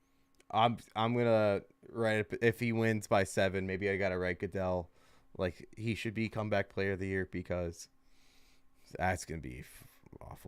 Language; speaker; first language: English; native; English